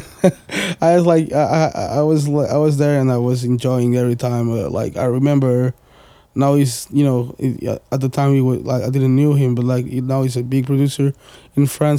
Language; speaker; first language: English; non-native, fluent; Portuguese